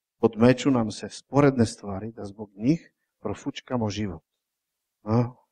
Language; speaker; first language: Croatian; non-native, fluent; Czech